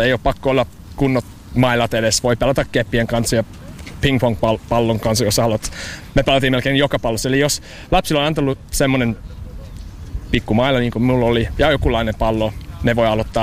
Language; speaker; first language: Finnish; non-native, learner; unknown